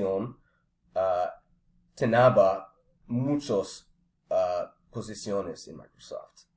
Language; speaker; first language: Spanish; non-native, learner; English